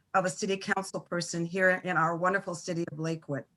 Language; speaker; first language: English; native; English